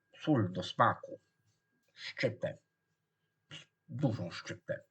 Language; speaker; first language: Polish; non-native, fluent; Italian